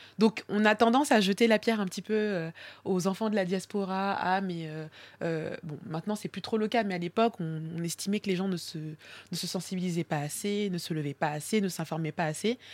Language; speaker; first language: French; early bilingual, other home language; Swahili